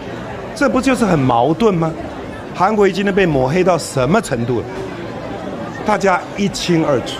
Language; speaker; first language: Chinese; native; Chinese